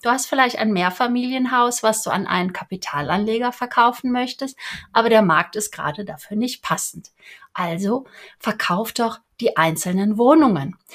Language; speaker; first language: German; native; German